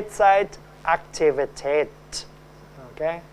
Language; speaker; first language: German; non-native, fluent; Cantonese